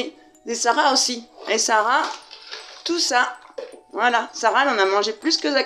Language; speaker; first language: French; native; French